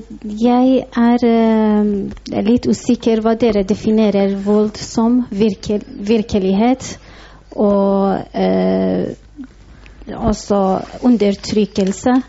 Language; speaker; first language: Norwegian; non-native, fluent; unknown